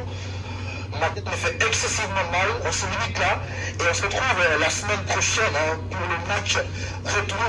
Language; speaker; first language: French; native; French